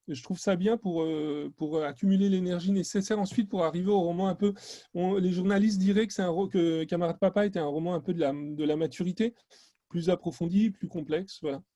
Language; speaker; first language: French; native; French